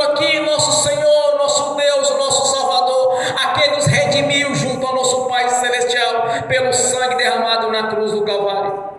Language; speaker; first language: Portuguese; native; Portuguese